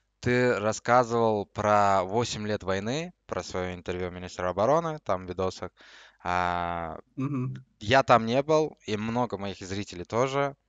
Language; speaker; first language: Russian; non-native, local second language; Uzbek